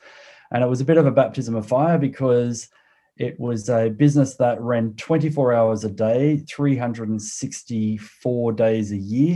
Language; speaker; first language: English; native; English